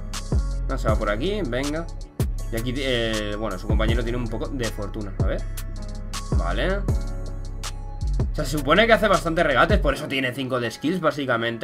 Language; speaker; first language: Spanish; native; Spanish